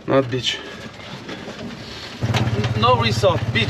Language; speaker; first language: English; non-native, learner; French